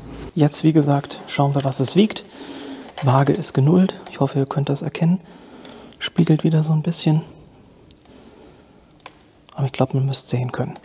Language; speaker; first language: German; native; German